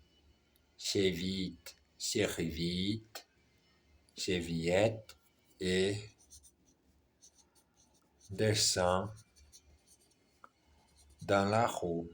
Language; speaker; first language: French; non-native, learner; Portuguese